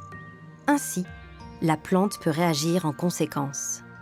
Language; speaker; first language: French; native; French